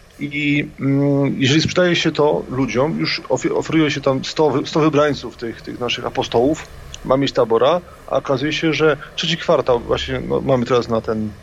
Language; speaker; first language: Polish; native; Polish